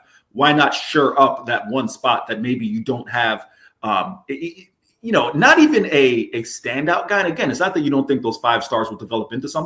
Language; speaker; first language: English; native; English